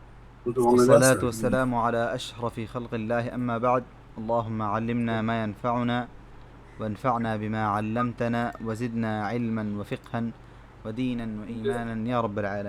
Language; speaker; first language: Arabic; non-native, fluent; Bangla